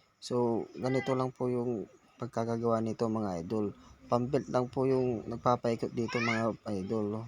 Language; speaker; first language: Filipino; non-native, local second language; Pangasinan